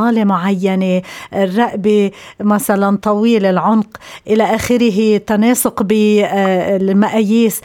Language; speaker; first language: Arabic; native; Arabic